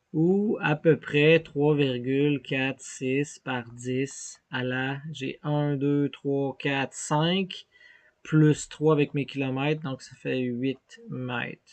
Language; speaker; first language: French; native; French